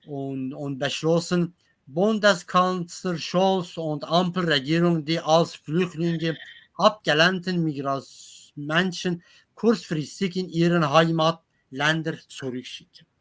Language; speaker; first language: German; non-native, learner; Kurdish